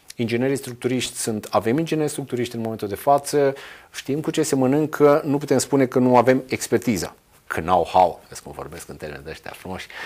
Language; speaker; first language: Romanian; native; Romanian